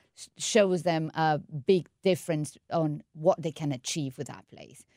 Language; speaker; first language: English; non-native, fluent; Spanish